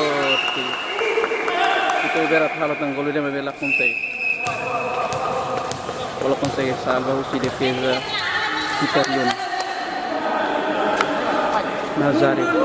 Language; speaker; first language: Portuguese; non-native, local second language; Tetum